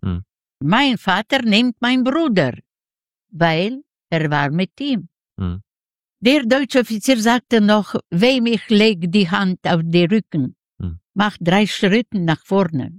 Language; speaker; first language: German; non-native, learner; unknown